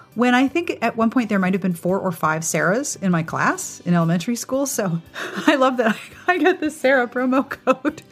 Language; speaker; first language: English; native; English